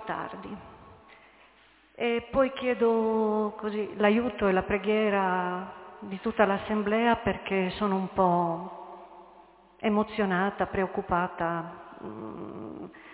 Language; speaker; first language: Italian; native; Italian